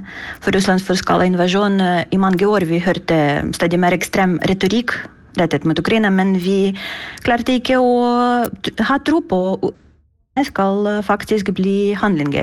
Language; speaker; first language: Norwegian; non-native, fluent; Ukrainian